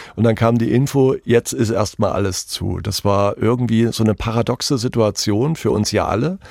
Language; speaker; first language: German; native; German